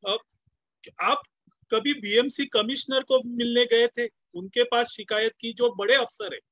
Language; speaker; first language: Hindi; non-native, local second language; Marathi